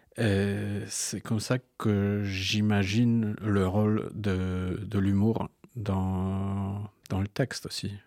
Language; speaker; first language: French; non-native, fluent; Polish